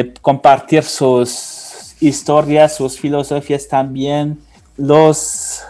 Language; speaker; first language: Spanish; non-native, learner; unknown